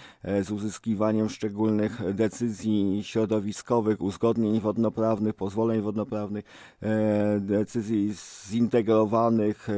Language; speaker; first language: Polish; native; Polish